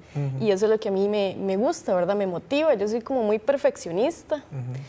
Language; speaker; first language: Spanish; native; Spanish